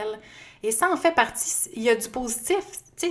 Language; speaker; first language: French; native; French